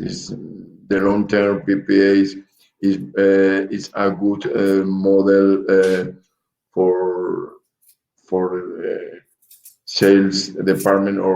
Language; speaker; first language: English; non-native, learner; Spanish